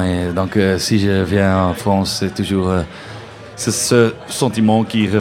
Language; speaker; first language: French; non-native, local second language; Dutch